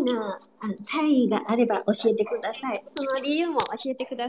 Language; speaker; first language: Japanese; non-native, fluent; Chinese